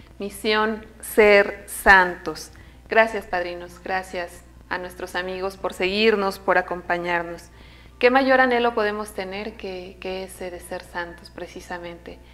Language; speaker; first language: Spanish; native; Spanish